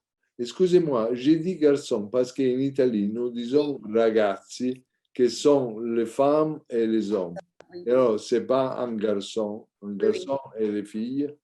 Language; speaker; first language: French; non-native, learner; Italian